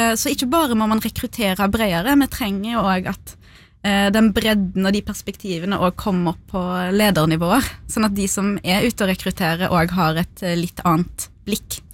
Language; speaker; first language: Norwegian; early bilingual, other home language; Arabic